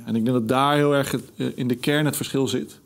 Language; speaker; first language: Dutch; native; Dutch